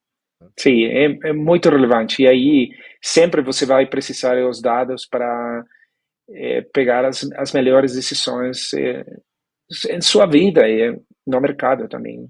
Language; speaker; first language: Portuguese; non-native, fluent; Spanish